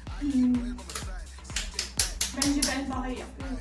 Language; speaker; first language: Turkish; non-native, learner; English